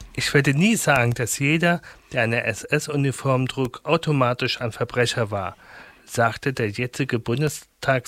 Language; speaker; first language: German; native; German